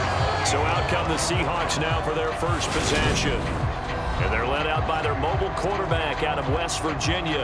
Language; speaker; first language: English; native; English